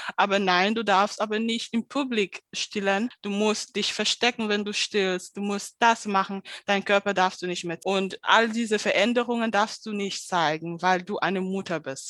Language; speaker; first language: German; non-native, fluent; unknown